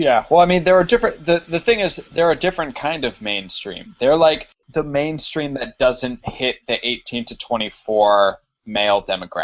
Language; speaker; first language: English; native; English